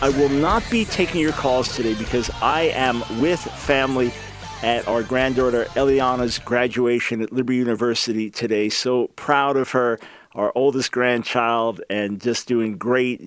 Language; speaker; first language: English; native; English